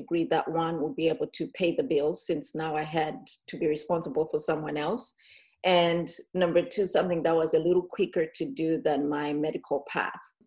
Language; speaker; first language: English; non-native, local second language; Shona